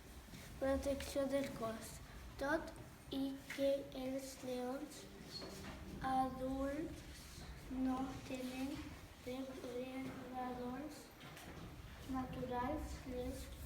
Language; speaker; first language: Catalan; non-native, local second language; Spanish